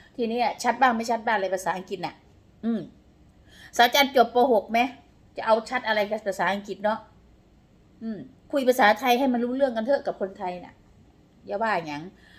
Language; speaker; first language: Thai; non-native, local second language; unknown